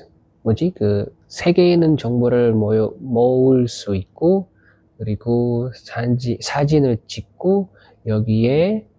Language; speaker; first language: Korean; non-native, learner; Indonesian